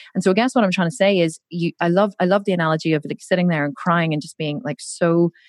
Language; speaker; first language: English; native; English